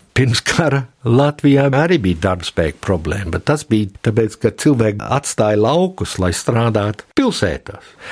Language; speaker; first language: Latvian; early bilingual, heritage; Latvian